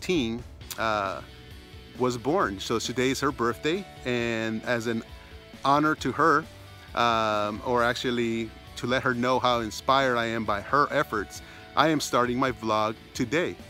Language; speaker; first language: English; early bilingual, other home language; Spanish